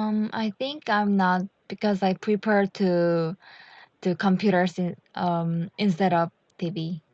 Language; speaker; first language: English; non-native, learner; Korean